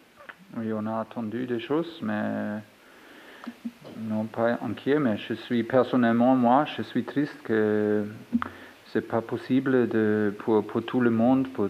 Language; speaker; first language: French; non-native, fluent; German